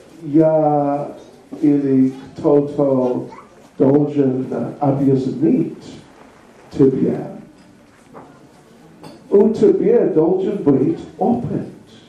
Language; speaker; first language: Russian; non-native, learner; English